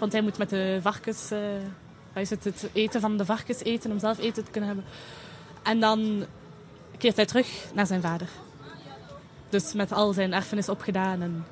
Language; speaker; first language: Dutch; native; Dutch